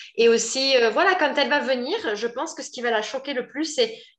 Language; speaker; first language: French; native; French